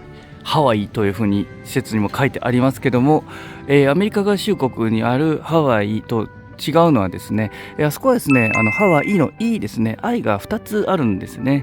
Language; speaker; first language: Japanese; native; Japanese